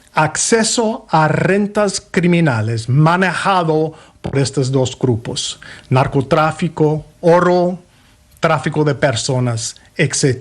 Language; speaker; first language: Spanish; non-native, fluent; English